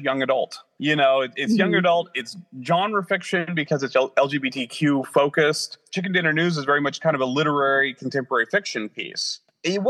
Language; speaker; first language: English; native; English